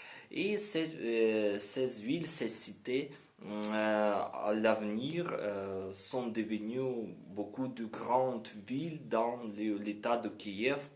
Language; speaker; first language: French; non-native, learner; Ukrainian